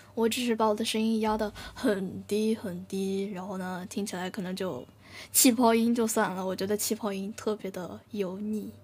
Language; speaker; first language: Chinese; native; Chinese